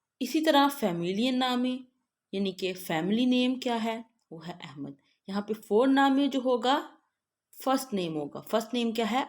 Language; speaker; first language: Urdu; native; Urdu